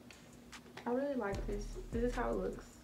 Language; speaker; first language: English; native; English